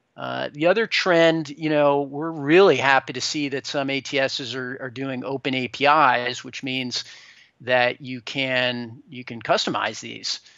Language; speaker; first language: English; native; English